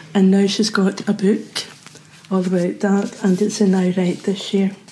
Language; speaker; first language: English; native; English